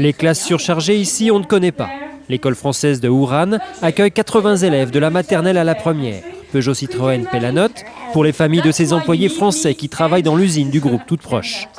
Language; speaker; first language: French; native; French